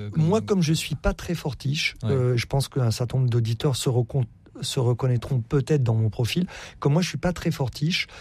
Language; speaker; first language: French; native; French